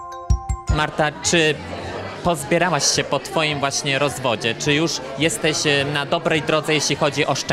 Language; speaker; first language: Polish; native; Polish